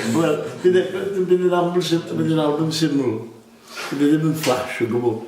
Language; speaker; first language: Welsh; native; Welsh